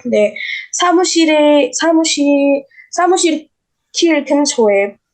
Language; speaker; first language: Korean; non-native, learner; Indonesian